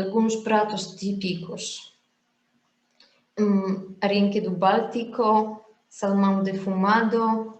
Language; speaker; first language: Portuguese; non-native, fluent; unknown